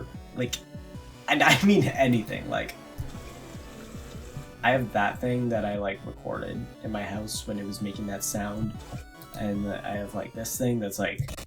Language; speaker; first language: English; native; English